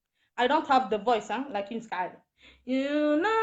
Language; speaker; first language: English; non-native, learner; Somali